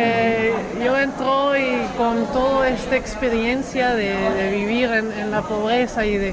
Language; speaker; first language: Spanish; non-native, fluent; Dutch